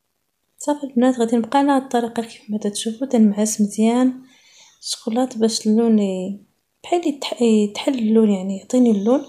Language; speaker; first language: Arabic; native; Arabic